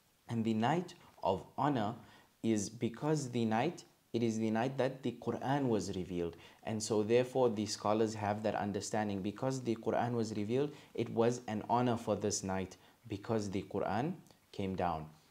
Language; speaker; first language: English; native; English